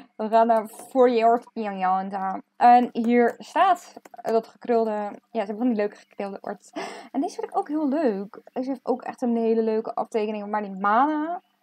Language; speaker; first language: Dutch; native; Dutch